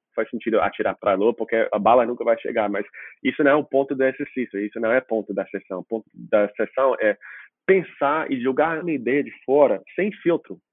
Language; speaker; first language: Portuguese; non-native, fluent; English